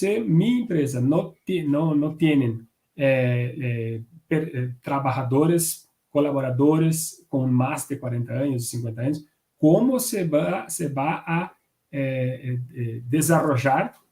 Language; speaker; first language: Spanish; non-native, fluent; Portuguese